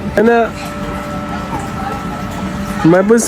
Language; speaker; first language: French; native; French